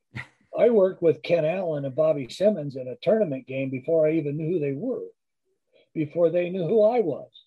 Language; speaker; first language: English; native; English